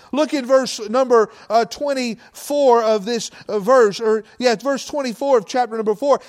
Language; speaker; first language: English; native; English